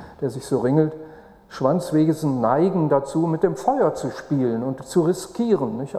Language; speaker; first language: German; native; German